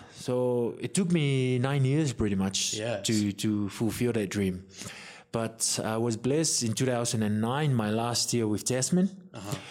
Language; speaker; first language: English; non-native, fluent; Samoan